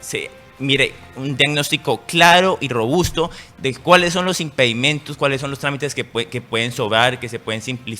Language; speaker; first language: Spanish; native; Spanish